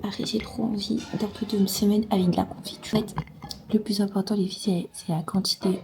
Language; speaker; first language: French; non-native, local second language; Arabic